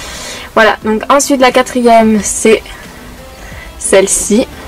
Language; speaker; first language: French; native; French